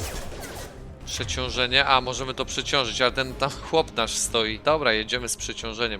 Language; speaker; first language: Polish; native; Polish